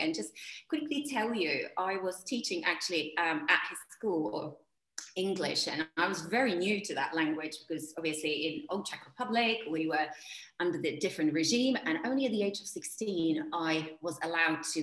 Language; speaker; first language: English; non-native, fluent; Czech